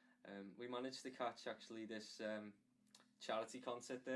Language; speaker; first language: English; native; English